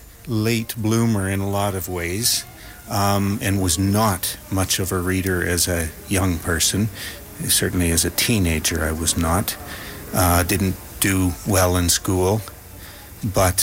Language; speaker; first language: English; native; English